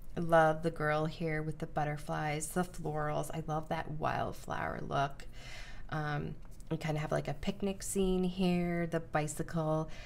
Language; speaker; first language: English; native; English